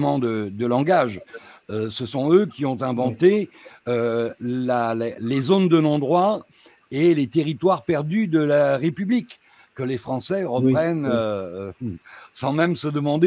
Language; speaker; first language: French; native; French